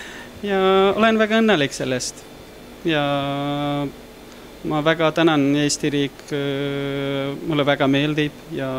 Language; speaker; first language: Estonian; non-native, learner; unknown